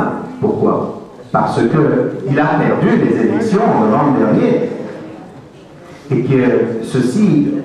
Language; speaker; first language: French; native; French